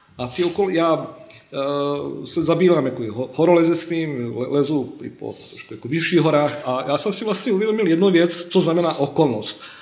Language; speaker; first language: Czech; non-native, fluent; Bosnian